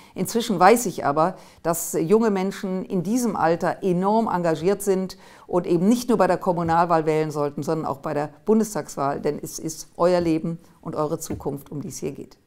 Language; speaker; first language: German; native; German